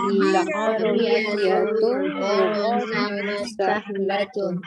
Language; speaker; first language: Arabic; non-native, learner; Indonesian